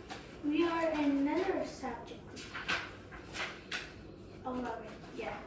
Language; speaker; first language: English; non-native, learner; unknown